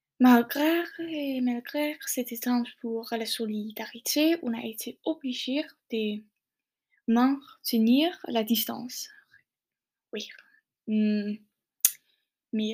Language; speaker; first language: French; non-native, learner; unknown